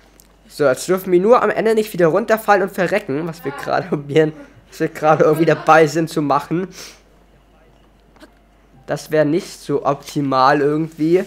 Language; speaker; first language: German; native; German